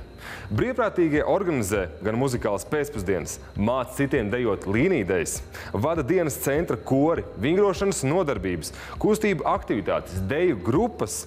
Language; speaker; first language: Latvian; native; Latvian